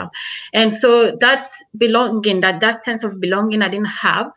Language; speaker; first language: English; early bilingual, other home language; Krio